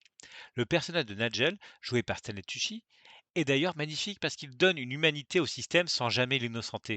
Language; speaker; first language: French; native; French